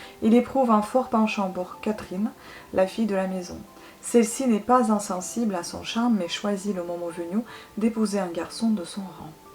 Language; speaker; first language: French; non-native, fluent; Russian